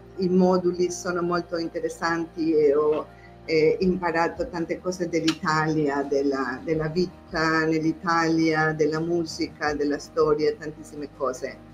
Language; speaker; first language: Italian; non-native, learner; Spanish